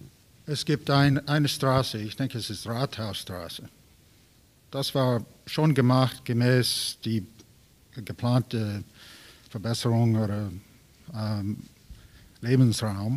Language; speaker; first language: German; non-native, learner; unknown